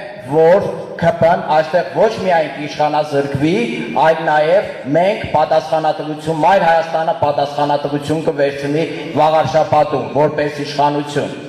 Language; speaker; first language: Armenian; native; Armenian